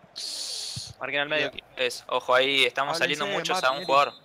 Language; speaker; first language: Spanish; native; Spanish